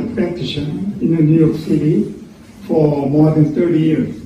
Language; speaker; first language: English; non-native, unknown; Korean